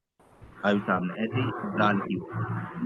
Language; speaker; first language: Hindi; native; Hindi